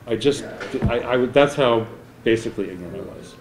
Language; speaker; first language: English; native; English